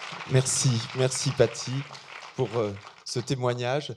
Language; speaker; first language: French; native; French